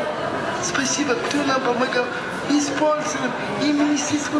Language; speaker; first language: Russian; non-native, local second language; Kazakh